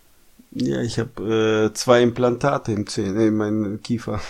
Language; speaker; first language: German; non-native, fluent; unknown